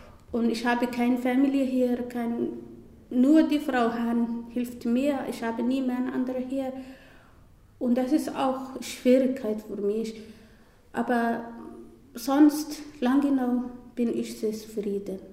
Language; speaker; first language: German; non-native, learner; Somali